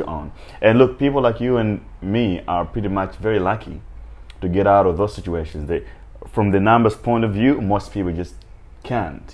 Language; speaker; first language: English; non-native, local second language; Nyanja